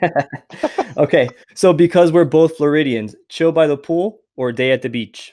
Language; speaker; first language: English; native; English